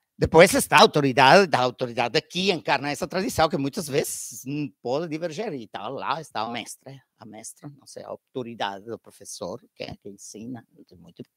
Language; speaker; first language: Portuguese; non-native, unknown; Italian